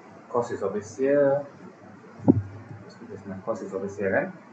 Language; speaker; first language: English; non-native, local second language; Malay